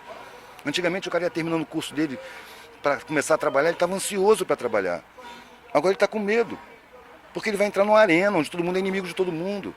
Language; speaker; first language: Portuguese; native; Portuguese